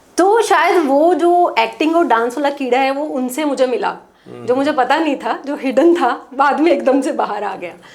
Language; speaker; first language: Hindi; non-native, local second language; Punjabi